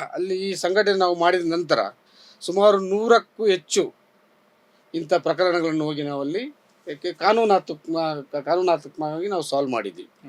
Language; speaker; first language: Kannada; non-native, local second language; Badaga